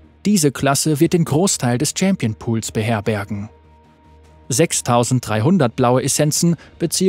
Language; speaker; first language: German; native; German